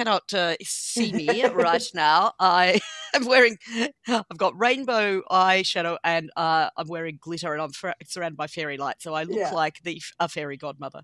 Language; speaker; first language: English; native; English